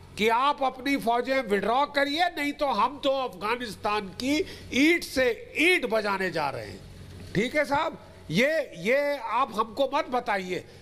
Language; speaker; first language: Hindi; native; Hindi